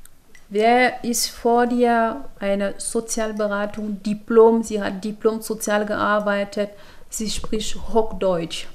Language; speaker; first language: German; non-native, fluent; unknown